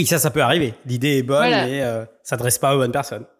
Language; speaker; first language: French; native; French